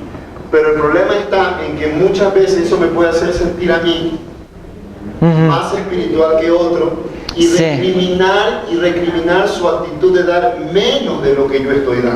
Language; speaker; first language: Spanish; native; Spanish